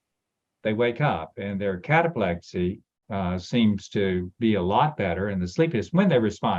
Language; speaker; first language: English; native; English